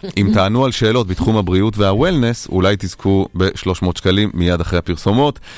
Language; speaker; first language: Hebrew; native; Hebrew